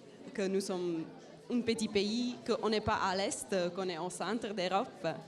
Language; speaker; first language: French; non-native, fluent; Czech